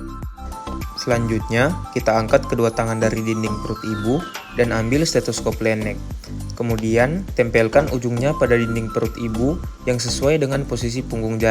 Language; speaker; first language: Indonesian; native; Indonesian